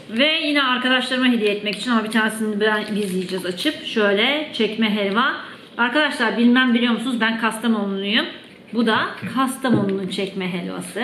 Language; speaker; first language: Turkish; native; Turkish